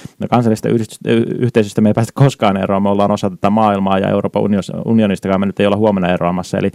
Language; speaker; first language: Finnish; native; Finnish